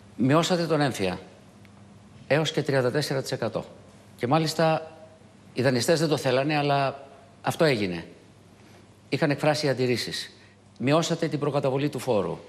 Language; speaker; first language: Greek; native; Greek